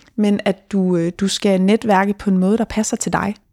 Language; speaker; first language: Danish; native; Danish